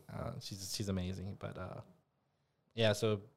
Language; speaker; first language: English; native; English